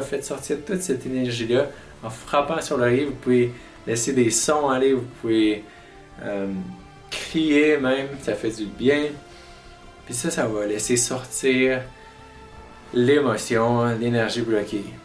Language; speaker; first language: French; native; French